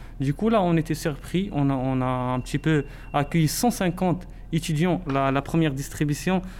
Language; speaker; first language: French; non-native, local second language; Arabic